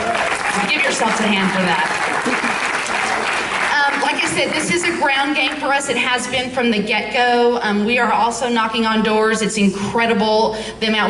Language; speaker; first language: English; native; English